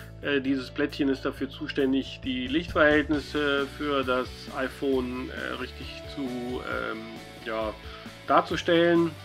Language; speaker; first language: German; native; German